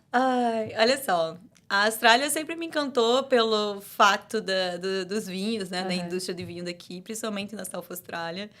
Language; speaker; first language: Portuguese; native; Portuguese